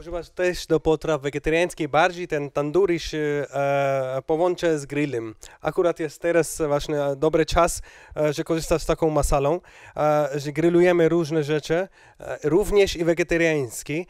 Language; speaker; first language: Polish; non-native, learner; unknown